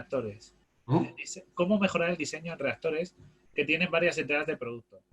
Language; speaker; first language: Spanish; native; Spanish